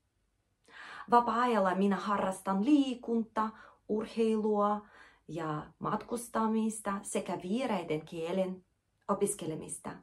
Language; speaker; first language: Finnish; non-native, fluent; Russian